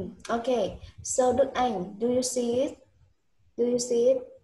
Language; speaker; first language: English; non-native, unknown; Vietnamese